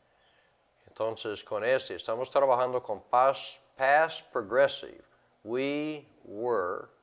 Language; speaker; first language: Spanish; non-native, fluent; English